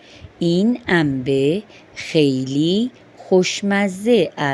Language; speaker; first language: Persian; non-native, fluent; Urdu